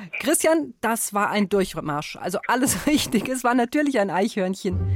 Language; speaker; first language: German; native; German